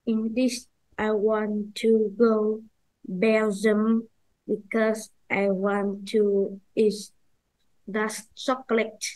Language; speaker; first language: English; non-native, learner; Vietnamese